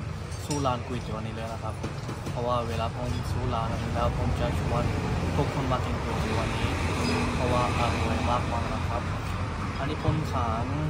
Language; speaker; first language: Thai; non-native, fluent; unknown